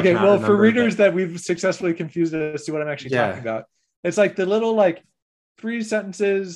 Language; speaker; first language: English; native; English